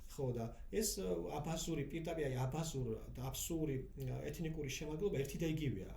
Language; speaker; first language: Georgian; native; Georgian